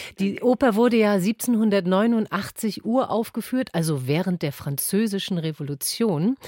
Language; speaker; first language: German; native; German